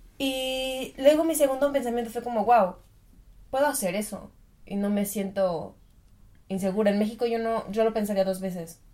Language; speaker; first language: Spanish; native; Spanish